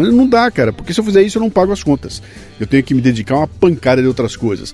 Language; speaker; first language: Portuguese; native; Portuguese